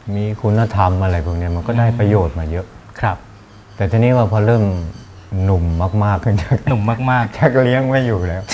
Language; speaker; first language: Thai; native; Thai